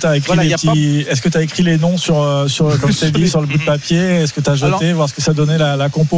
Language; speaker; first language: French; native; French